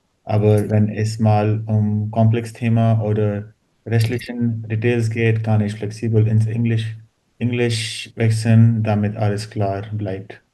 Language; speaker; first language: German; non-native, learner; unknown